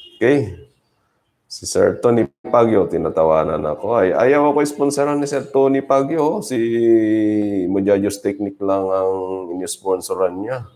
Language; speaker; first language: Filipino; native; Filipino